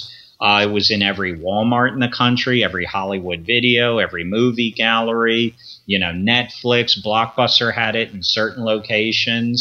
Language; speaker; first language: English; native; English